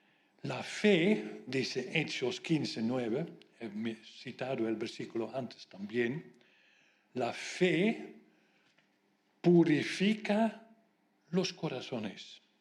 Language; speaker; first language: Spanish; non-native, fluent; Dutch